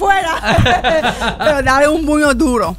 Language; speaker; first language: Spanish; early bilingual, heritage; English